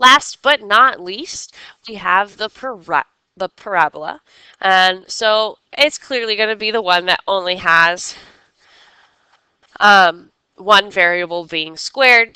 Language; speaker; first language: English; native; English